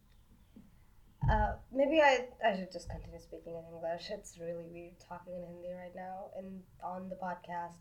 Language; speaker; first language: English; non-native, local second language; Hindi